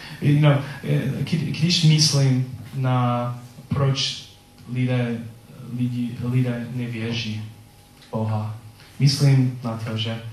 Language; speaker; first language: Czech; non-native, learner; English